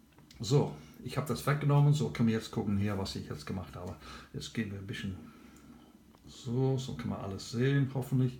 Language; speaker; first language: German; non-native, learner; English